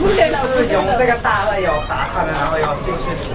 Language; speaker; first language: Chinese; non-native, learner; Bangla